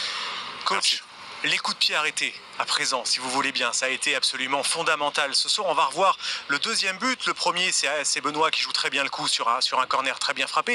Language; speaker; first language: French; native; French